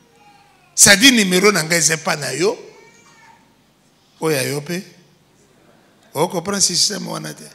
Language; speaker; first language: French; non-native, local second language; Lingala